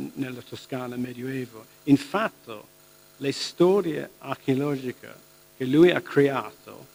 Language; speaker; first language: Italian; non-native, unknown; English